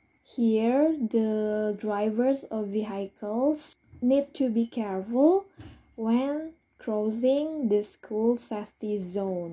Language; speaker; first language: English; non-native, fluent; Indonesian